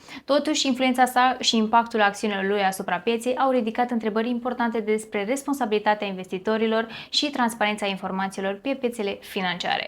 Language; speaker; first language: Romanian; native; Romanian